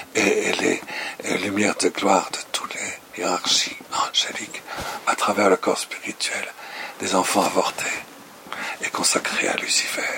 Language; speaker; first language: French; native; French